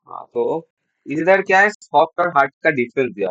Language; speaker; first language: Hindi; non-native, local second language; Bangla